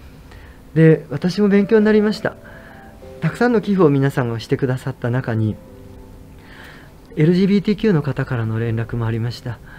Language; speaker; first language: Japanese; native; Japanese